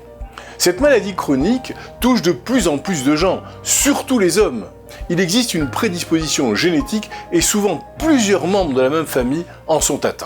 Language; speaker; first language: French; native; French